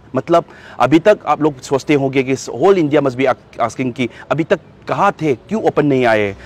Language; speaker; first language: Hindi; non-native, local second language; Manipuri